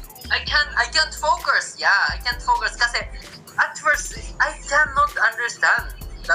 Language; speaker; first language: English; non-native, learner; Japanese